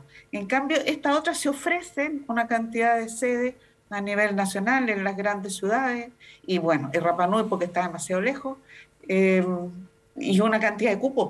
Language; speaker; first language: Spanish; native; Spanish